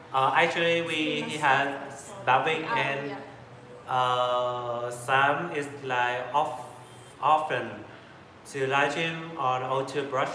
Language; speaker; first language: English; non-native, learner; Vietnamese